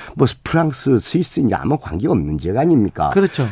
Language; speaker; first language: Korean; native; Korean